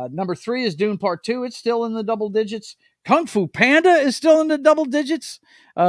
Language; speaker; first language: English; native; English